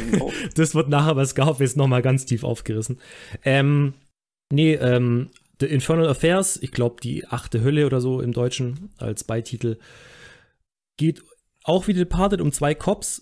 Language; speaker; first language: German; native; German